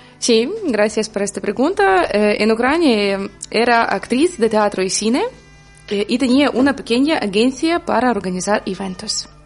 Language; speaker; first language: Spanish; non-native, learner; Ukrainian